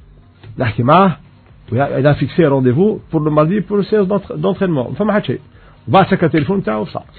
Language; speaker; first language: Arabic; native; Arabic